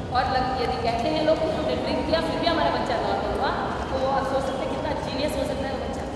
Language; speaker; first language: Hindi; native; Hindi